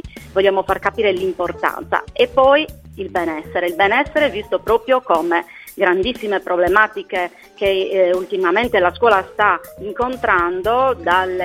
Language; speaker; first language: Italian; native; Italian